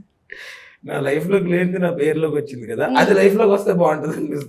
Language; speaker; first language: Telugu; native; Telugu